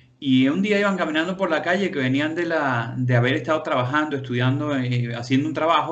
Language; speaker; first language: Spanish; native; Spanish